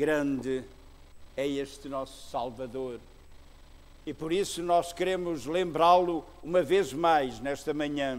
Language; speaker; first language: Portuguese; native; Portuguese